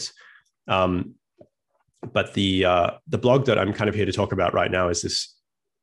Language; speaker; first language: English; native; English